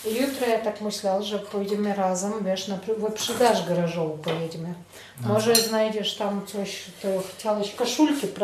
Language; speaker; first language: Polish; non-native, learner; Chechen